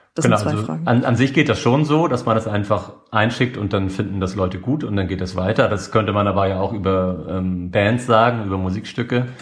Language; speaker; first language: German; native; German